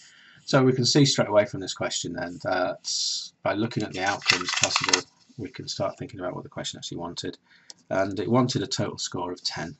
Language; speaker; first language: English; native; English